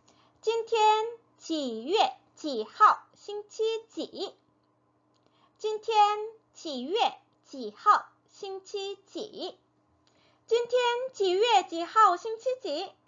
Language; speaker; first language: Chinese; non-native, fluent; Korean